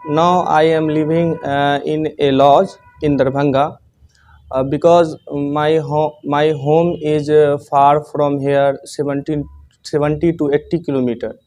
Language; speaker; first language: English; non-native, learner; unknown